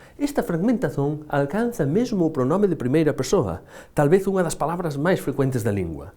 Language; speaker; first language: Galician; native; Galician